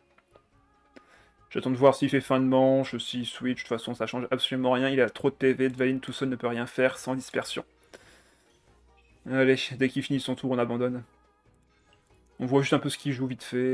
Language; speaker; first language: French; native; French